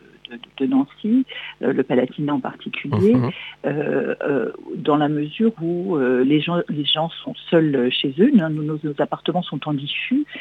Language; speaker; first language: French; native; French